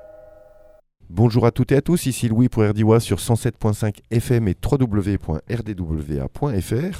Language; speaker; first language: French; native; French